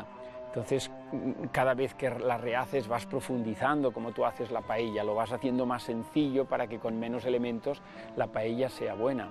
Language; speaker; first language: Spanish; non-native, local second language; Catalan